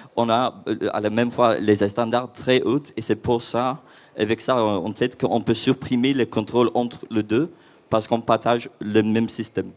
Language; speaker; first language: French; non-native, fluent; English